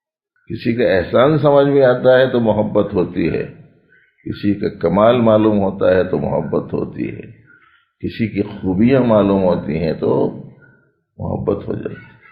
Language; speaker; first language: Urdu; native; Urdu